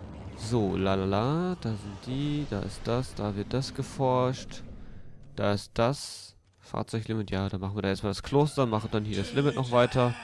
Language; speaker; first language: German; native; German